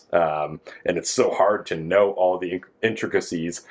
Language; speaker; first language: English; native; English